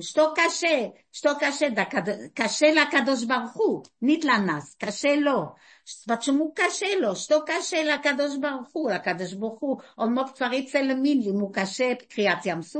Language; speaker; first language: Russian; early bilingual, heritage; Russian